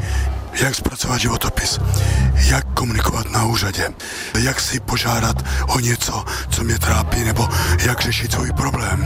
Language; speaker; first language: Czech; native; Czech